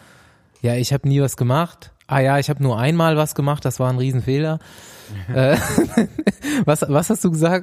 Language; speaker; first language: German; native; German